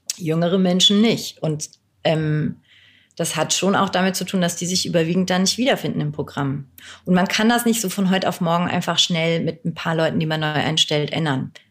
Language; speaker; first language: German; early bilingual, other home language; Turkish